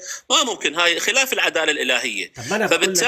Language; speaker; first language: Arabic; native; Arabic